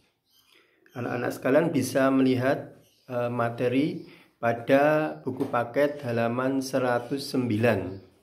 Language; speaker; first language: Indonesian; native; Indonesian